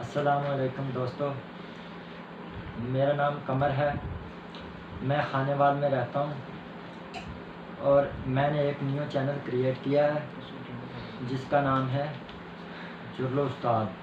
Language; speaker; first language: Hindi; non-native, local second language; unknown